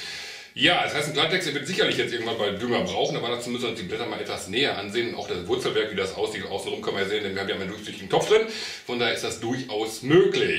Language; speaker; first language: German; native; German